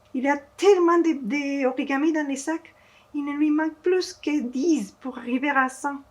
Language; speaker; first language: French; non-native, fluent; Spanish